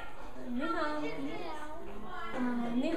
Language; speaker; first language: Chinese; non-native, learner; English